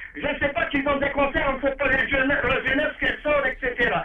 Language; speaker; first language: French; non-native, local second language; Arabic